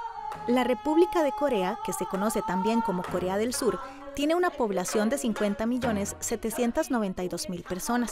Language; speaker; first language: Spanish; native; Spanish